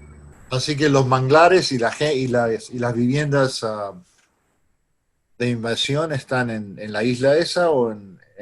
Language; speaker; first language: Spanish; non-native, fluent; English